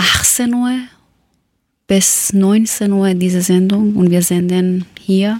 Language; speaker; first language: German; non-native, learner; Persian